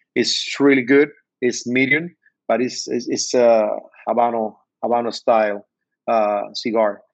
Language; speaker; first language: English; non-native, learner; Spanish